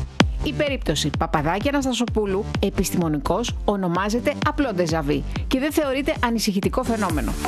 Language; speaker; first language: Greek; native; Greek